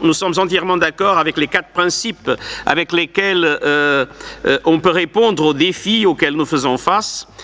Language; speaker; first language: French; non-native, fluent; Portuguese